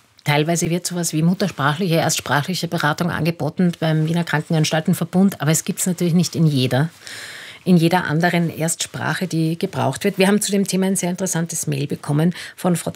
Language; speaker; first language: German; native; German